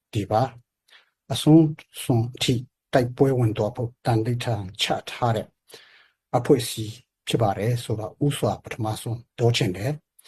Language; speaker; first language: Burmese; non-native, local second language; Hakha Chin